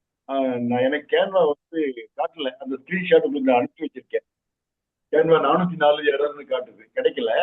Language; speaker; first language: Tamil; native; Tamil